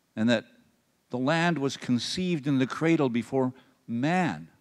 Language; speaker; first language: English; native; English